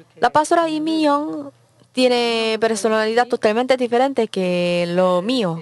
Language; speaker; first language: Spanish; non-native, learner; Korean